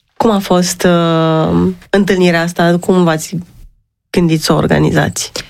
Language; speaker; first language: Romanian; native; Romanian